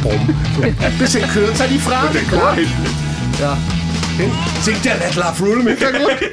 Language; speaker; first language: German; native; German